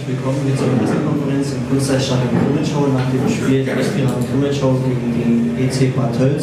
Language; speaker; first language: German; native; German